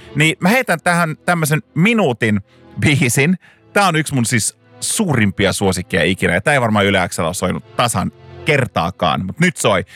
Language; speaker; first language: Finnish; non-native, local second language; Swedish